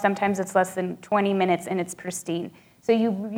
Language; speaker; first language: English; native; English